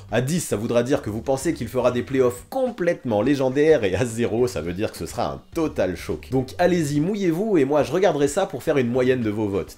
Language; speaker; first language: French; native; French